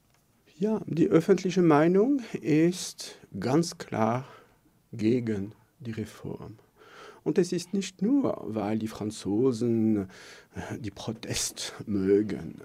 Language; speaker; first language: German; non-native, local second language; French